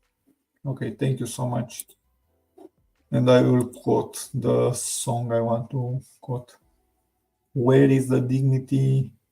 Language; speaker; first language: English; non-native, learner; Romanian